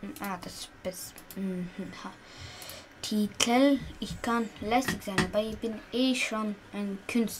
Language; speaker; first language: German; early bilingual, other home language; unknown